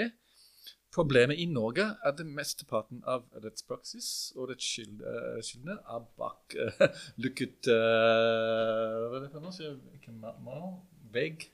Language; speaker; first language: Norwegian; non-native, fluent; English